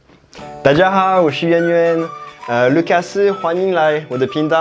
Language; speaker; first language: Chinese; non-native, fluent; French